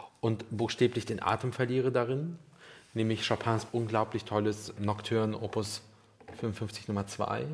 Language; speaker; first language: German; early bilingual, other home language; Russian